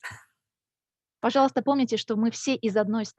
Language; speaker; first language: Russian; native; Russian